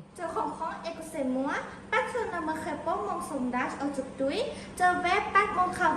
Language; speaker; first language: French; non-native, learner; Thai